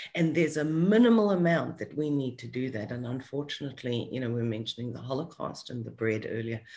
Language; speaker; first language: English; native; English